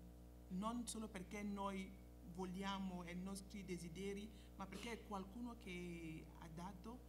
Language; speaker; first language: Italian; non-native, fluent; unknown